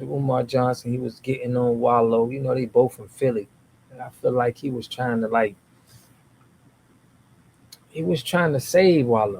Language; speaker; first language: English; native; English